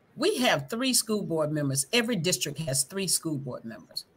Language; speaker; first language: English; native; English